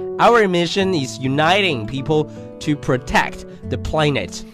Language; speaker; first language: English; non-native, learner; Chinese